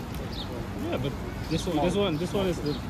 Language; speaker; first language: English; non-native, learner; Filipino